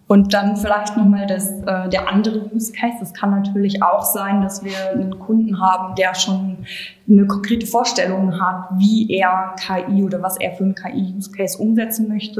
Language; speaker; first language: German; native; German